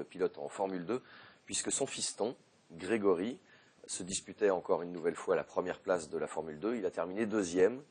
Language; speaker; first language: French; native; French